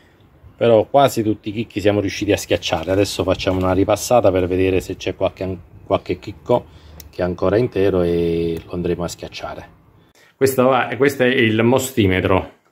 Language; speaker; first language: Italian; native; Italian